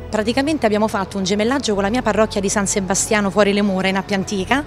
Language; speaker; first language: Italian; native; Italian